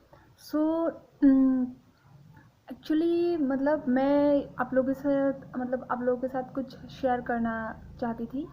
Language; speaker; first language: Hindi; non-native, local second language; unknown